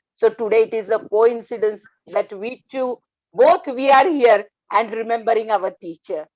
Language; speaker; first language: English; non-native, local second language; Marathi